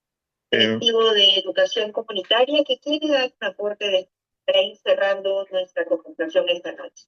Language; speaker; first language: Spanish; native; Spanish